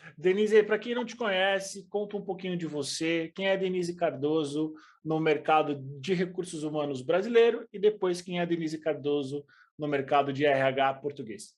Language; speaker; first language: Portuguese; native; Portuguese